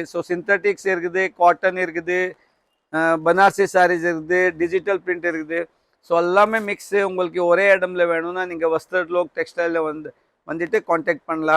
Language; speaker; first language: Tamil; non-native, learner; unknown